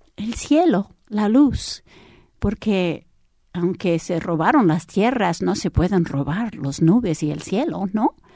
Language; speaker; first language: Spanish; early bilingual, heritage; English